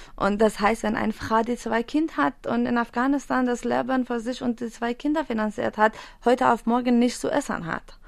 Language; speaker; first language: German; non-native, fluent; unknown